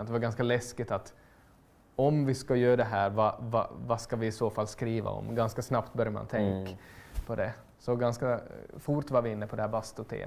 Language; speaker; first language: Swedish; native; Swedish